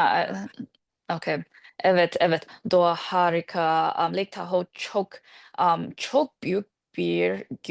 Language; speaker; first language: Turkish; non-native, learner; English